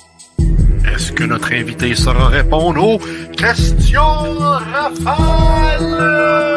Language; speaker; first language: French; native; French